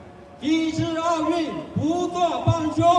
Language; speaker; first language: Chinese; native; Chinese